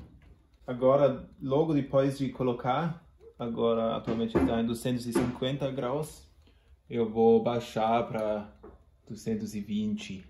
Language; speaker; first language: Portuguese; non-native, fluent; German